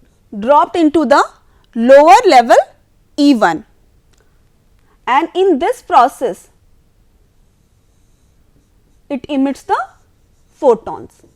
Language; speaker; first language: English; non-native, local second language; Hindi